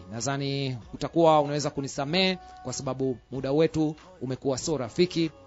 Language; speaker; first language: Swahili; non-native, local second language; Rundi